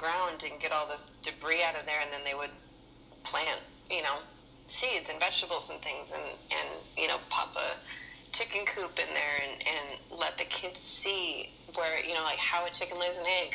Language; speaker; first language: English; native; English